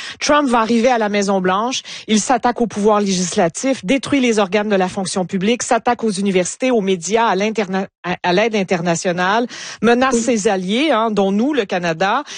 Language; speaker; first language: French; native; French